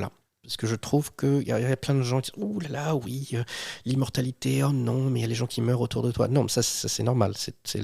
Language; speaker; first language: French; native; French